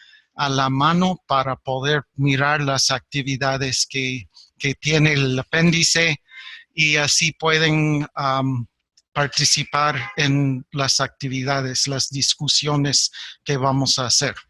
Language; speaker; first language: Spanish; non-native, fluent; English